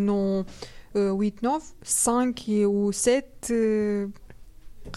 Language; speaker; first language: French; non-native, learner; Romanian